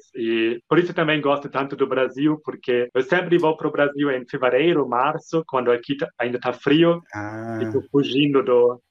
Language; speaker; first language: Portuguese; non-native, fluent; German